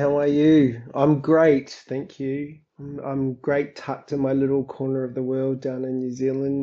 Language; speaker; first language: English; native; English